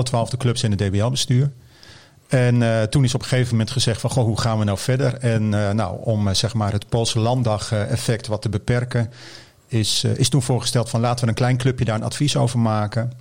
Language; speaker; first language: Dutch; native; Dutch